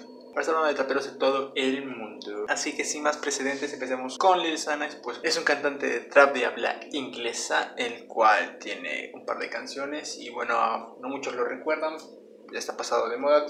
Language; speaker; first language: Spanish; native; Spanish